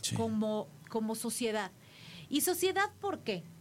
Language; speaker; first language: Spanish; native; Spanish